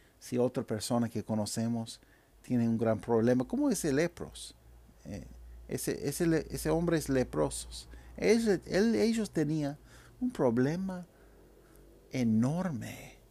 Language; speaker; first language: Spanish; non-native, fluent; English